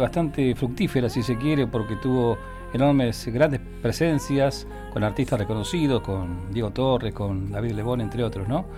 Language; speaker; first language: Spanish; native; Spanish